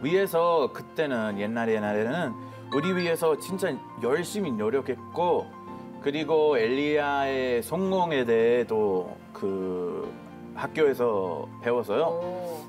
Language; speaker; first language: Korean; non-native, fluent; Hebrew